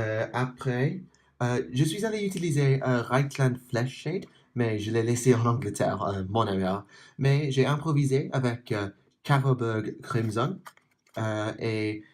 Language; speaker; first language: French; non-native, learner; English